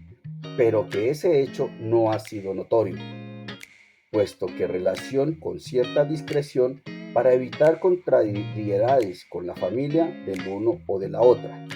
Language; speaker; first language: Spanish; native; Spanish